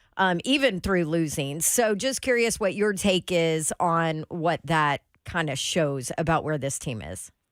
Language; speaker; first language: English; native; English